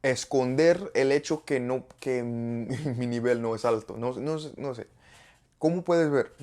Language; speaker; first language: Spanish; non-native, learner; English